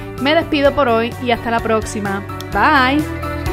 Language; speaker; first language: Spanish; native; Spanish